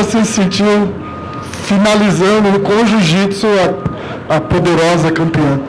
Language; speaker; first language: Portuguese; native; Portuguese